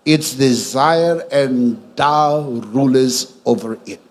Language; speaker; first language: English; non-native, local second language; Filipino